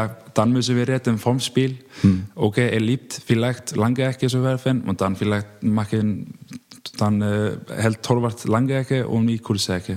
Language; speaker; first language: German; non-native, learner; Icelandic